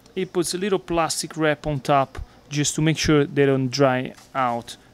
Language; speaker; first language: English; non-native, fluent; Italian